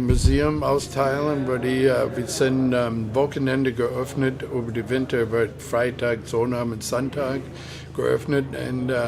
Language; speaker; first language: German; non-native, fluent; English